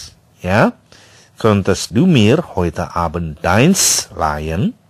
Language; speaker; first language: German; non-native, fluent; Indonesian